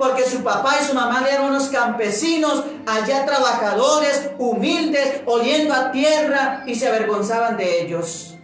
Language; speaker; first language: Spanish; native; Spanish